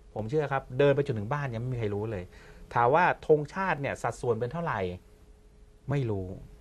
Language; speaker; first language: Thai; native; Thai